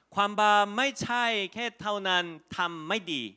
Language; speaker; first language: Thai; non-native, fluent; Korean